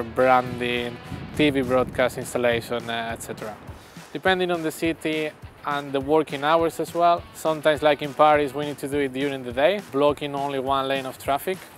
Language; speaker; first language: English; non-native, fluent; Spanish